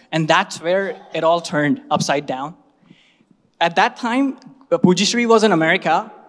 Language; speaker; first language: English; non-native, local second language; Hindi